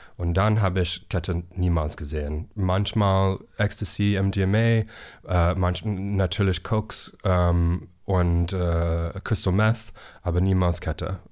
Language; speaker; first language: German; non-native, learner; English